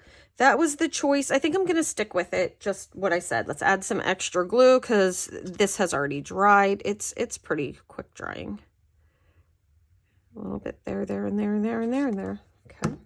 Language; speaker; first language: English; native; English